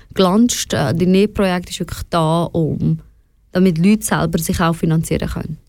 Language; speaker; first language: German; early bilingual, other home language; Persian